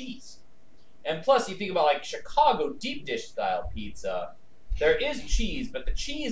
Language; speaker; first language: English; native; English